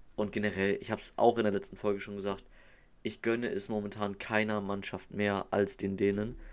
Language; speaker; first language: German; native; German